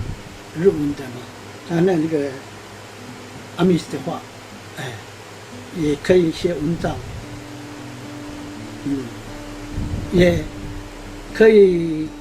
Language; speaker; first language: Chinese; non-native, local second language; Amis